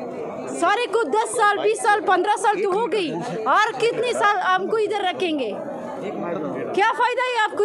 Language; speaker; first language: Hindi; non-native, fluent; Persian